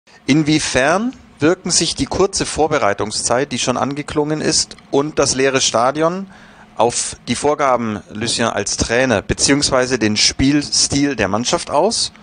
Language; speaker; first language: German; native; German